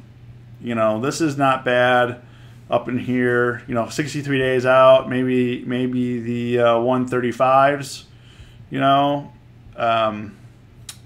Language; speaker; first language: English; native; English